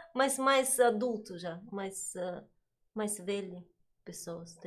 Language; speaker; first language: Portuguese; non-native, learner; Russian